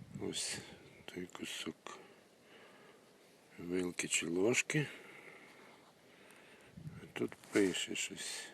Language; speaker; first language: Ukrainian; native; Ukrainian